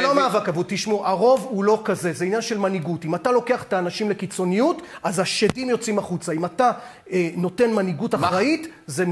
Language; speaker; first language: Hebrew; native; Hebrew